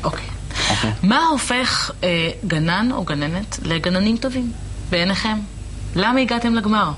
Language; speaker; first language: Hebrew; native; Hebrew